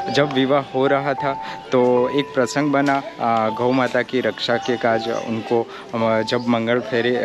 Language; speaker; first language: Hindi; non-native, local second language; Gujarati